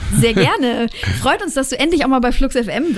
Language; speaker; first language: German; native; German